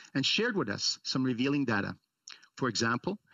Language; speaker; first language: English; early bilingual, other home language; Italian